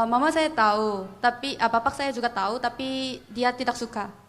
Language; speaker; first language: Indonesian; non-native, fluent; Korean